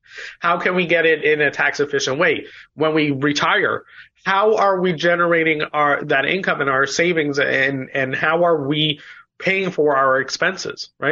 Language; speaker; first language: English; native; English